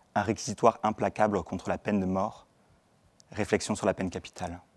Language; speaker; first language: French; native; French